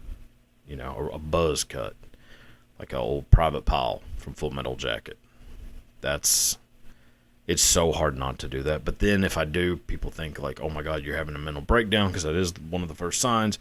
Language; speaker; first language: English; native; English